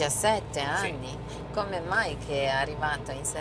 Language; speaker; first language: Italian; non-native, learner; Serbian